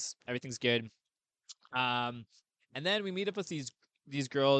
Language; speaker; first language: English; native; English